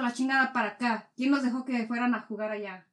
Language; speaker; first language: English; native; English